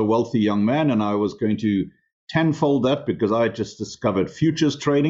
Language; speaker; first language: English; non-native, local second language; German